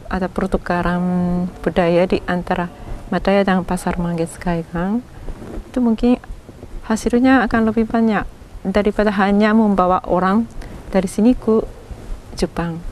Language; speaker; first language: Indonesian; non-native, fluent; Japanese